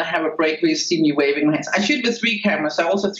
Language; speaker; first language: English; non-native, fluent; Spanish